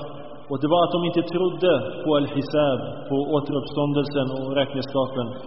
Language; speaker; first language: Swedish; early bilingual, other home language; Arabic